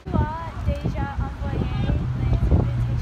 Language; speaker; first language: French; non-native, learner; English